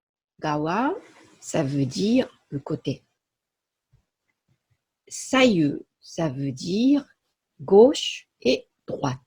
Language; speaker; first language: French; non-native, fluent; Japanese